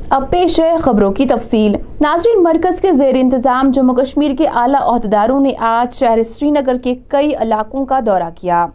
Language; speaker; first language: Urdu; non-native, local second language; Kashmiri